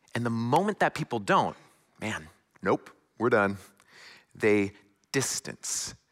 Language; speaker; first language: English; native; English